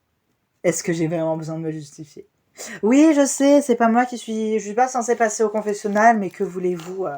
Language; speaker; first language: French; native; French